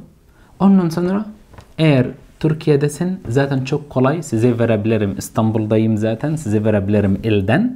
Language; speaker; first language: Turkish; non-native, fluent; Arabic